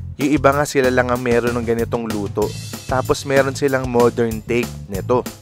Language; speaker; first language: Filipino; native; Filipino